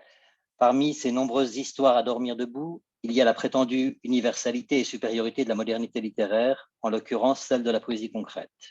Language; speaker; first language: French; native; French